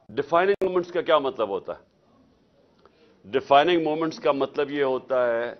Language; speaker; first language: Urdu; native; Urdu